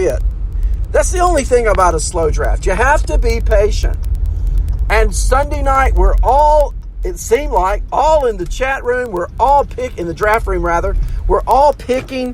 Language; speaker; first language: English; native; English